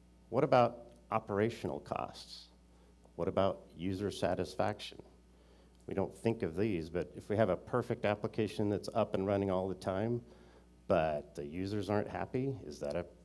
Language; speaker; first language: English; native; English